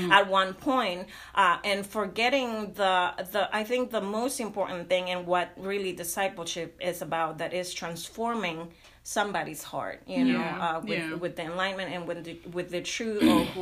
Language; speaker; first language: English; non-native, fluent; Spanish